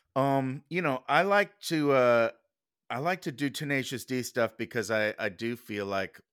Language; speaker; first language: English; native; English